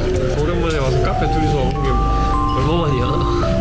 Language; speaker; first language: Korean; native; Korean